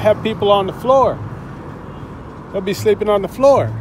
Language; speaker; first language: English; native; English